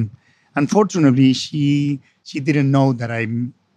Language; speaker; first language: English; non-native, fluent; Spanish